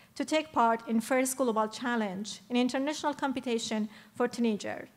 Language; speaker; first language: English; non-native, fluent; Persian